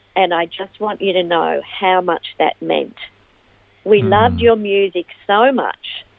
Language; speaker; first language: English; native; English